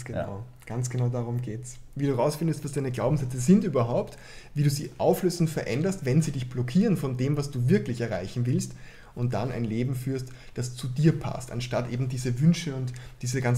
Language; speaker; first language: German; native; German